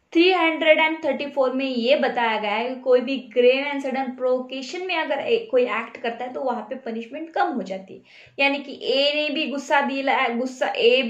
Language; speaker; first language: Hindi; non-native, local second language; Marathi